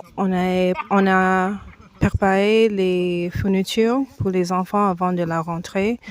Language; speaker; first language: French; early bilingual, heritage; French